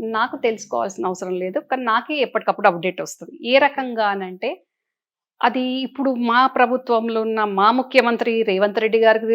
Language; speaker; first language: Telugu; native; Telugu